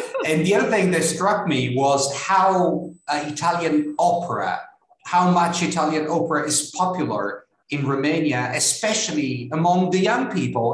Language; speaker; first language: English; non-native, fluent; Italian